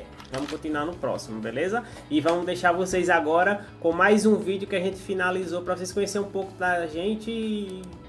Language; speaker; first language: Portuguese; native; Portuguese